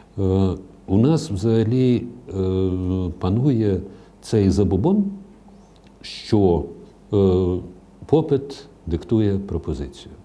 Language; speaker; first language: Ukrainian; non-native, local second language; Russian